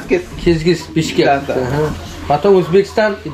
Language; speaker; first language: Russian; non-native, local second language; Kazakh